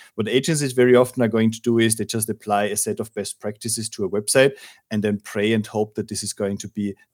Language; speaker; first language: English; non-native, fluent; German